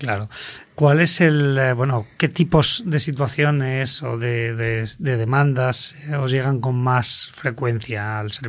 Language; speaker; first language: Spanish; native; Spanish